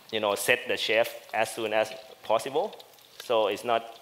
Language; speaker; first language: English; non-native, fluent; Thai